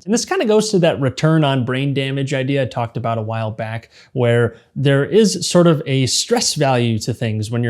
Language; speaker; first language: English; native; English